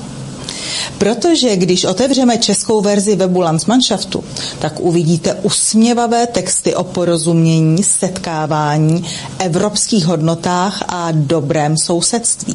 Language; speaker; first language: Czech; native; Czech